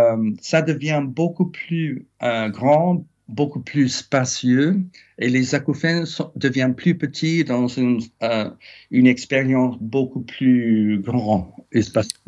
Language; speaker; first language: French; non-native, fluent; English